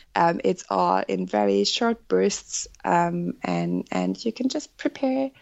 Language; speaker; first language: English; non-native, fluent; German